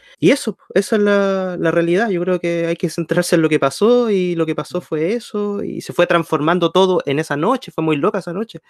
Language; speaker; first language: Spanish; native; Spanish